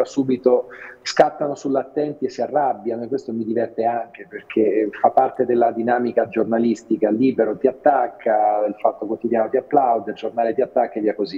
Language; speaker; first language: Italian; native; Italian